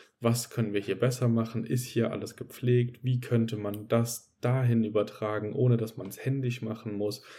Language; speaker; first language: German; native; German